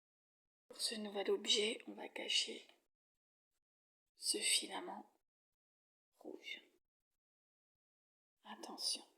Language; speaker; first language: French; native; French